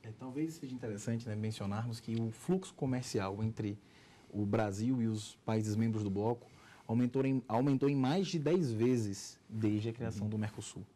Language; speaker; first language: Portuguese; native; Portuguese